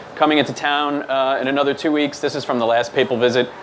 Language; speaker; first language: English; native; English